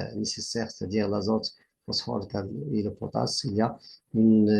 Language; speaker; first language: French; non-native, local second language; Arabic